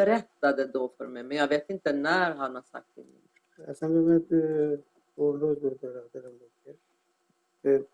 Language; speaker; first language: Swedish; non-native, fluent; Persian